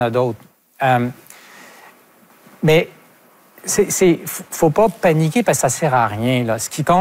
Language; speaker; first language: French; native; French